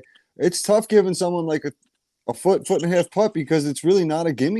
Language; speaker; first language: English; native; English